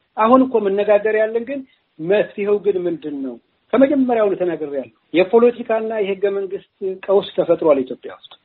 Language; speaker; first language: Amharic; non-native, local second language; Tigrinya